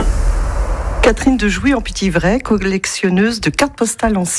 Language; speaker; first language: French; native; French